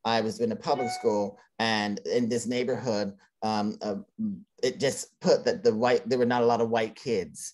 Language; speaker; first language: English; native; English